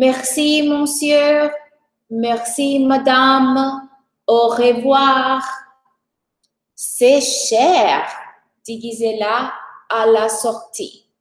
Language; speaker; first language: French; non-native, fluent; Portuguese